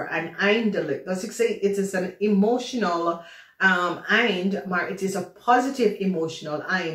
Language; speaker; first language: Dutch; non-native, fluent; English